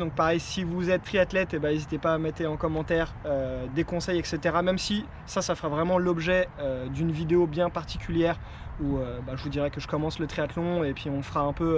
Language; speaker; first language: French; native; French